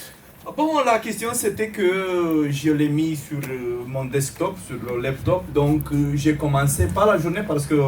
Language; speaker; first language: French; non-native, fluent; Romanian